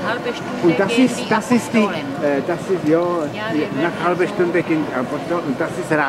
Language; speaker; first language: German; non-native, fluent; Czech